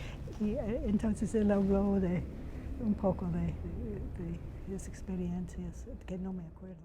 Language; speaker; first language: Spanish; non-native, fluent; English